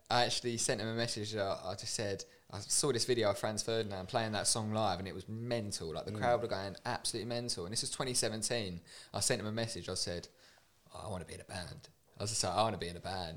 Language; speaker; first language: English; native; English